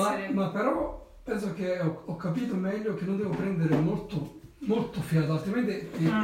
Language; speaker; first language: Italian; non-native, learner; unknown